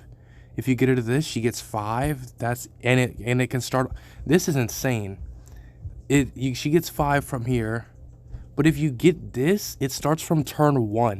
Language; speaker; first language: English; native; English